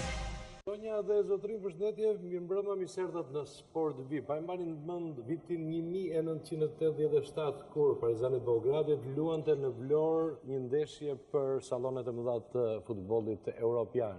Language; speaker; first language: Albanian; native; Albanian